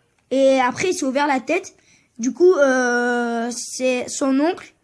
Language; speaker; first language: French; early bilingual, other home language; Turkish